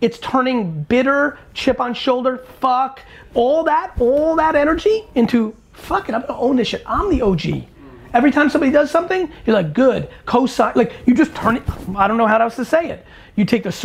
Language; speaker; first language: English; native; English